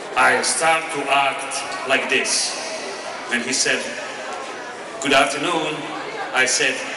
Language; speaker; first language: English; non-native, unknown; Serbian